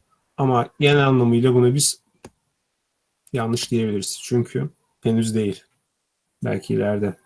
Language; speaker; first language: Turkish; native; Turkish